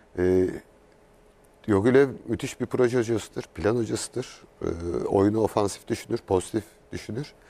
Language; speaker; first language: Turkish; native; Turkish